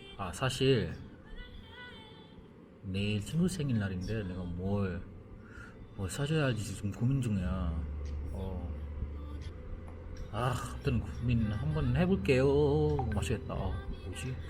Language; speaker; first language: Korean; non-native, fluent; Malay